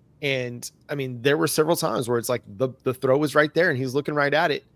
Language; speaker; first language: English; native; English